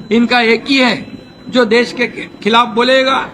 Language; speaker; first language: Hindi; non-native, local second language; Marathi